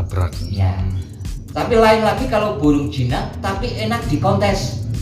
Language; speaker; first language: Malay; non-native, local second language; Javanese